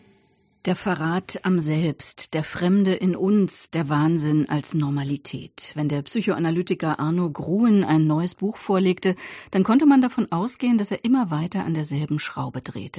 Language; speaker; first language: German; native; German